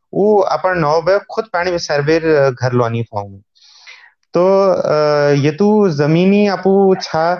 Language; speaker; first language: Hindi; non-native, local second language; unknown